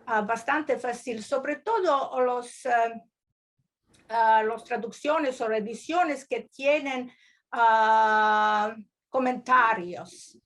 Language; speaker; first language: Spanish; non-native, learner; Croatian